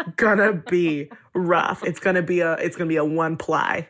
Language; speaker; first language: English; native; English